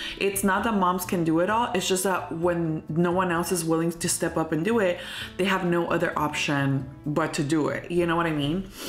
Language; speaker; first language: English; early bilingual, other home language; Spanish